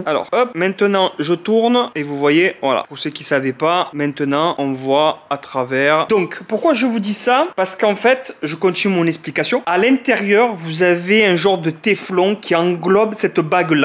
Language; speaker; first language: French; native; French